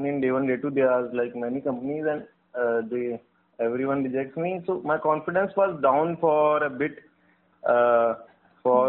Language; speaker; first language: English; non-native, local second language; Hindi